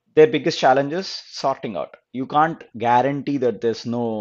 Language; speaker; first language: English; non-native, local second language; Telugu